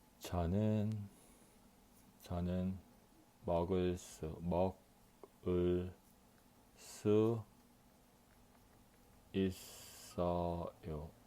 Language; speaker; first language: Korean; non-native, learner; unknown